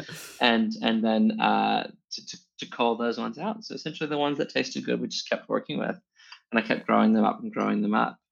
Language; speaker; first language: English; native; English